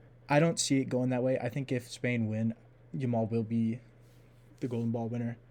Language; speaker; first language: English; native; English